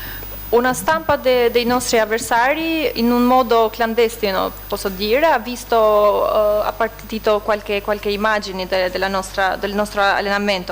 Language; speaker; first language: Italian; non-native, fluent; Albanian